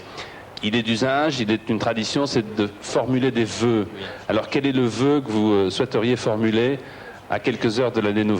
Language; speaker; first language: French; native; French